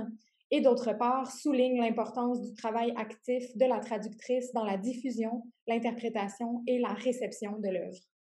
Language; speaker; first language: French; native; French